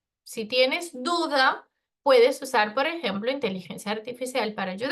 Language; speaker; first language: Spanish; non-native, fluent; Portuguese